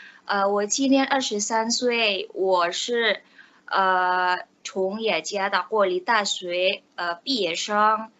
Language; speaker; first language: Chinese; non-native, learner; Indonesian